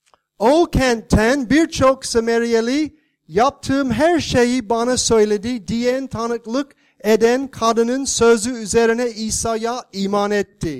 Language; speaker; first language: Turkish; non-native, fluent; English